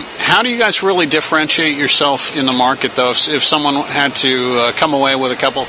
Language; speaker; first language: English; native; English